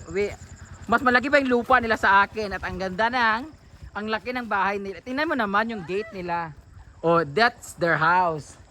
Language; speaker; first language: Filipino; non-native, local second language; Cebuano